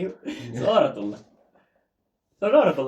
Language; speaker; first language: Finnish; native; Finnish